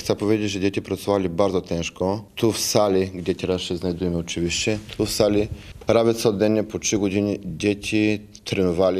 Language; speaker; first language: Polish; non-native, fluent; Bulgarian